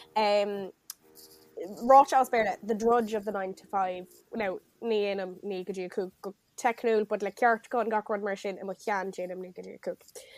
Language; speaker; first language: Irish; native; Irish